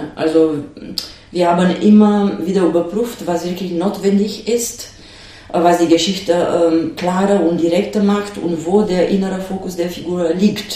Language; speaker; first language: German; non-native, fluent; Romanian